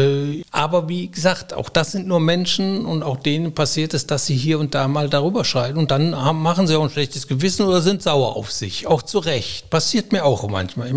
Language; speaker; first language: German; native; German